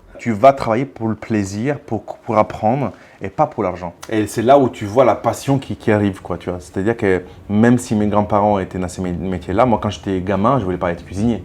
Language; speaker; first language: French; non-native, fluent; Italian